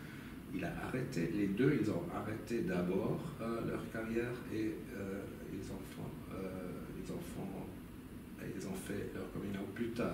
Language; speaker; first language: French; non-native, local second language; German